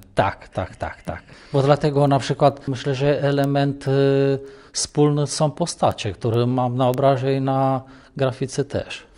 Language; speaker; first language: Polish; non-native, fluent; Romanian